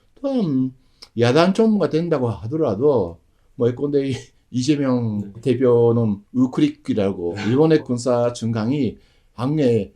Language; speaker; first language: Korean; non-native, fluent; Japanese